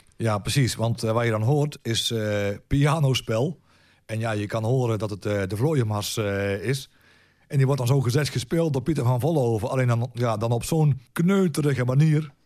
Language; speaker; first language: Dutch; native; Dutch